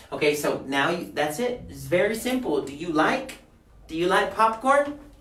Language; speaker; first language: English; non-native, fluent; Spanish